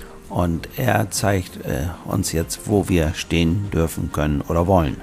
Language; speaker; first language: German; native; German